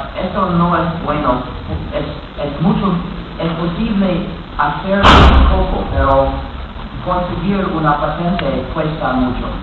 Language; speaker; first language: Spanish; non-native, fluent; English